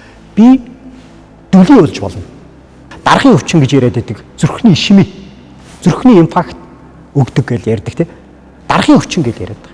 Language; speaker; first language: Mongolian; native; Mongolian